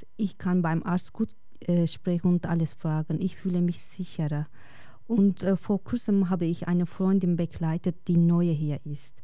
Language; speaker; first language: German; non-native, learner; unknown